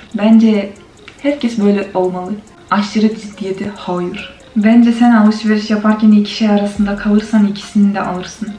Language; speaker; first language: Turkish; non-native, fluent; Kyrgyz